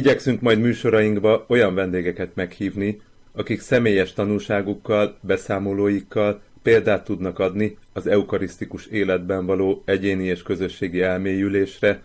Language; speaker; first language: Hungarian; native; Hungarian